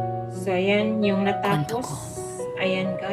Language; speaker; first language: Filipino; native; Filipino